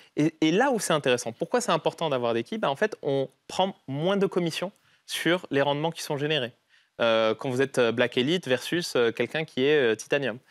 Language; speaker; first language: French; non-native, local second language; Arabic